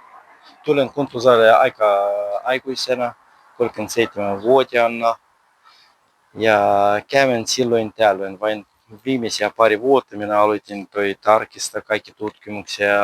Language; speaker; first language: Finnish; non-native, learner; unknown